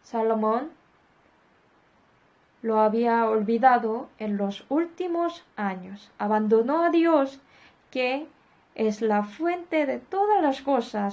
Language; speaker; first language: Spanish; non-native, fluent; Korean